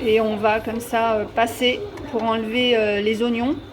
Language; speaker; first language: French; native; French